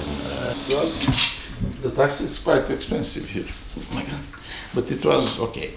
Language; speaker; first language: English; non-native, learner; Hungarian